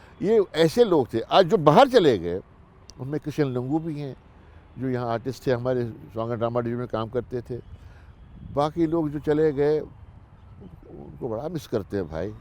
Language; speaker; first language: Urdu; non-native, local second language; Kashmiri